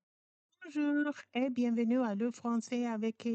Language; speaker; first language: French; non-native, fluent; English